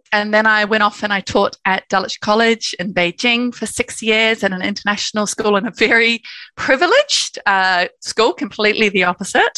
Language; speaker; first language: English; native; English